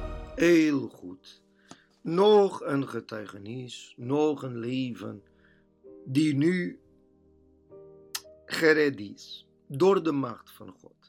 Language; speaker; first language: Dutch; non-native, learner; Portuguese